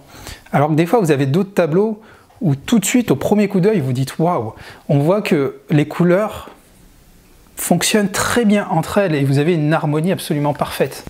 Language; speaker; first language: French; native; French